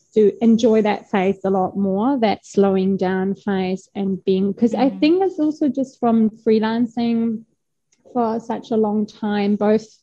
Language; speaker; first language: English; non-native, fluent; German